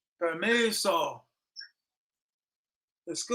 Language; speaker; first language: Spanish; non-native, learner; English